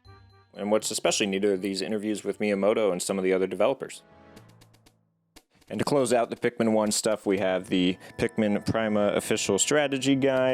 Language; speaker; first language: English; native; English